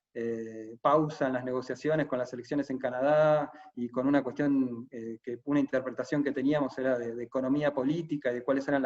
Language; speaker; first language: Spanish; native; Spanish